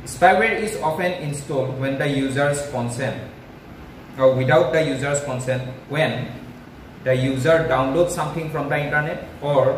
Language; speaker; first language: English; non-native, local second language; Assamese